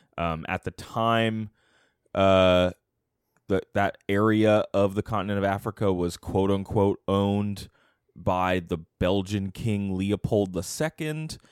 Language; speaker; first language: English; native; English